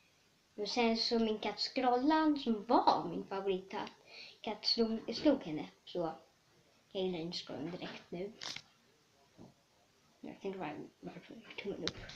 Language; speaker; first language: Swedish; native; Swedish